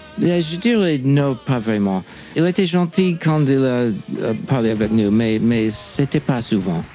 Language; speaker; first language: French; non-native, fluent; English